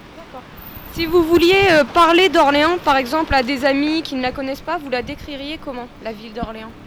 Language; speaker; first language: French; native; French